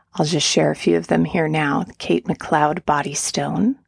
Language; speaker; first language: English; native; English